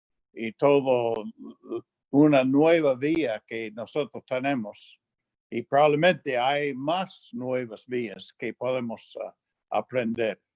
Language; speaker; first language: Spanish; non-native, fluent; English